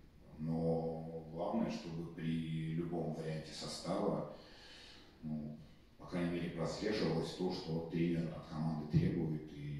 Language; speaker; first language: Russian; native; Russian